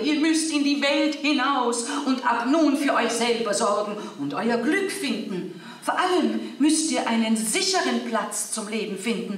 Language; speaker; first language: German; native; German